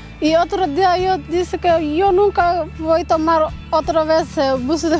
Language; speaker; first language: Spanish; non-native, learner; Somali